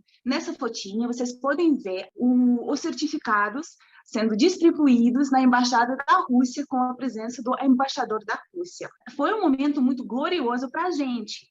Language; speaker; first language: Portuguese; non-native, fluent; Russian